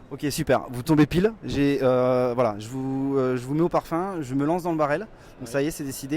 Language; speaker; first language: French; native; French